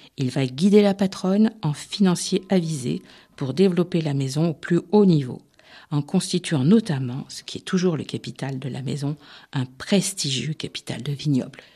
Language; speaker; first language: French; native; French